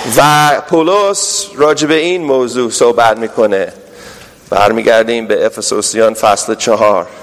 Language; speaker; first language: Persian; non-native, fluent; English